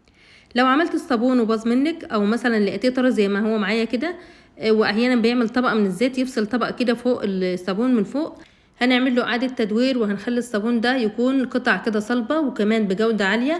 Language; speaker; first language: Arabic; native; Arabic